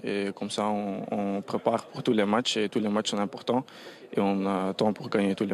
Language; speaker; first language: French; non-native, learner; Dutch